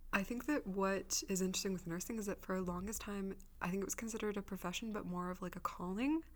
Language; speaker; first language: English; native; English